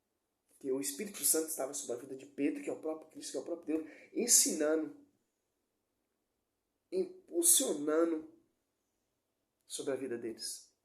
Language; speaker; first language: Portuguese; native; Portuguese